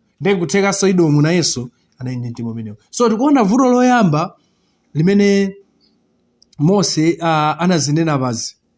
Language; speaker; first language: Nyanja; non-native, local second language; Tumbuka